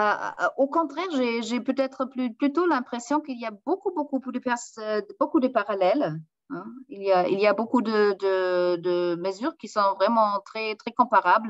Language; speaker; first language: French; non-native, fluent; German